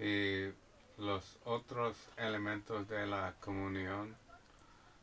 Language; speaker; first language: Spanish; non-native, learner; English